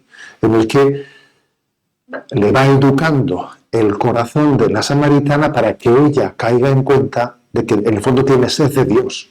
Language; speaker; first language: Spanish; native; Spanish